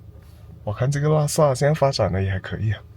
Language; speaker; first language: Chinese; early bilingual, heritage; Chinese